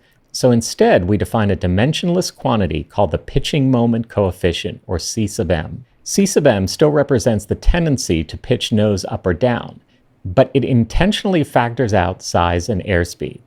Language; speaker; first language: English; native; English